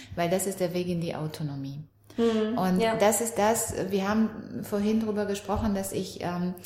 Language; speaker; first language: German; early bilingual, other home language; Romanian